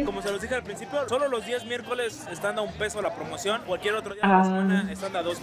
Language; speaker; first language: Spanish; native; Spanish